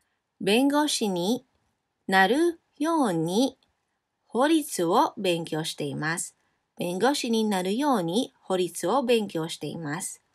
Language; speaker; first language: Japanese; non-native, fluent; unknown